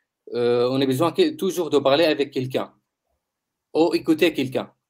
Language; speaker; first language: French; non-native, learner; Arabic